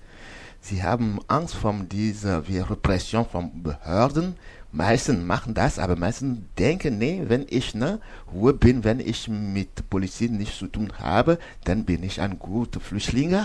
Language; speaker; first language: German; non-native, learner; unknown